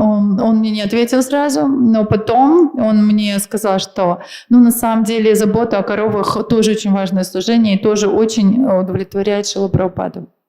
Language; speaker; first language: Russian; native; Russian